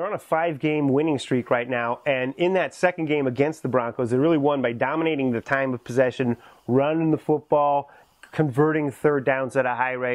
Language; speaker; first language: English; native; English